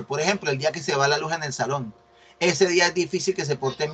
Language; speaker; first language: Spanish; native; Spanish